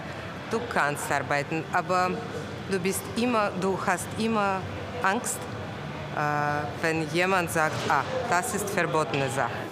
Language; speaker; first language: German; non-native, learner; Russian